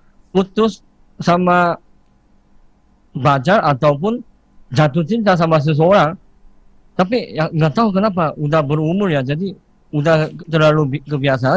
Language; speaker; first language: Indonesian; non-native, fluent; Korean